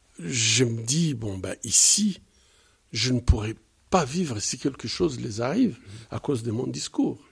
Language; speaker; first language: French; non-native, local second language; Swahili